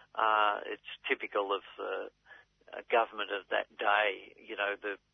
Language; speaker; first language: English; native; English